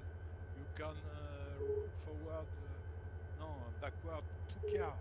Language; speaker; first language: English; non-native, learner; French